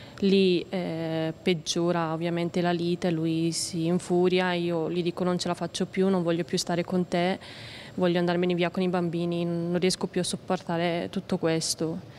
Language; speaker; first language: Italian; early bilingual, other home language; Punjabi